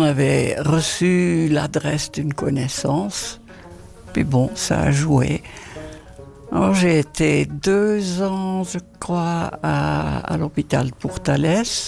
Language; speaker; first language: French; non-native, fluent; Dutch